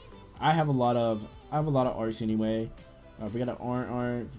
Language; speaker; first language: English; native; English